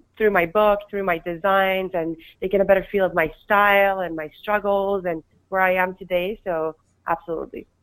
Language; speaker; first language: English; non-native, fluent; Persian